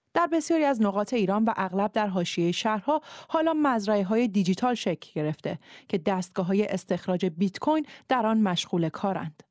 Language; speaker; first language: Persian; native; Persian